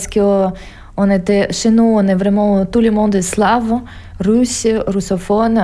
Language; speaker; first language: French; non-native, fluent; Russian